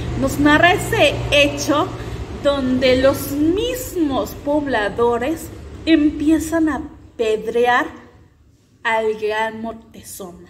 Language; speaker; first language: Spanish; native; Spanish